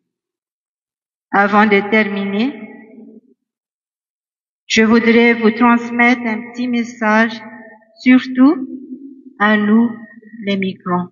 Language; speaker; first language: French; non-native, local second language; Malagasy